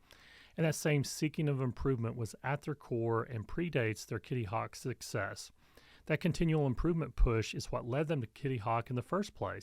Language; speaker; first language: English; native; English